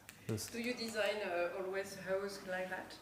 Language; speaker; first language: English; non-native, learner; French